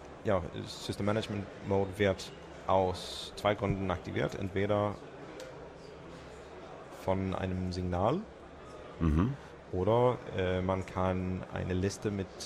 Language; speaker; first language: German; non-native, fluent; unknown